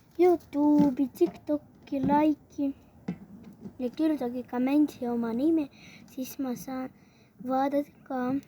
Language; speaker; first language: Estonian; non-native, local second language; Russian